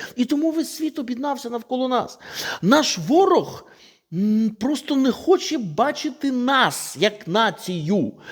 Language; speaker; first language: Ukrainian; non-native, local second language; Russian